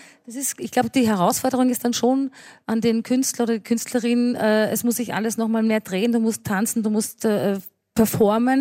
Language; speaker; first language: German; native; German